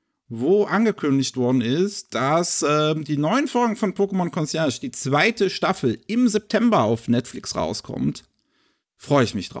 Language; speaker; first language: German; native; German